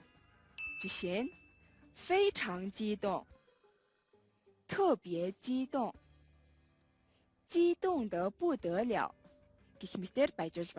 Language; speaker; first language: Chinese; non-native, fluent; Mongolian